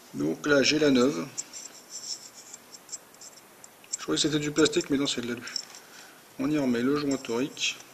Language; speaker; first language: French; native; French